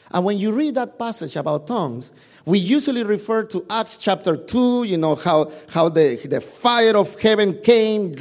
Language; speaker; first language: English; non-native, fluent; Spanish